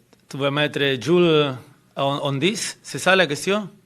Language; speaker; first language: French; non-native, fluent; Spanish